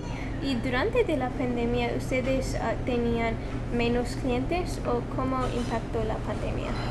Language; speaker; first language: Spanish; non-native, learner; English